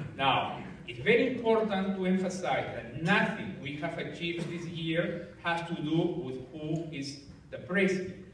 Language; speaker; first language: English; non-native, fluent; Spanish